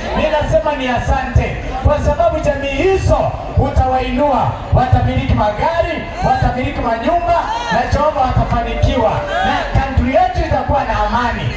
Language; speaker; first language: Swahili; non-native, local second language; Masai